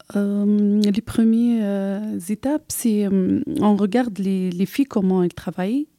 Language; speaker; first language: French; non-native, local second language; Arabic